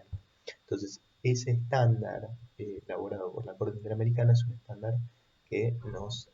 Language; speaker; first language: Spanish; native; Spanish